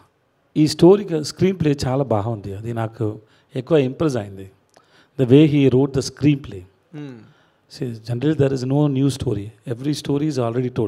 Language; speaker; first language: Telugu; non-native, learner; Tamil